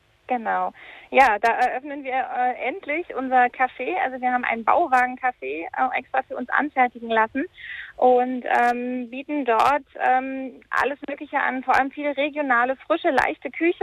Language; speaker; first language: German; native; German